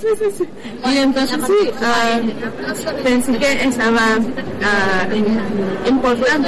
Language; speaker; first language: Spanish; non-native, learner; French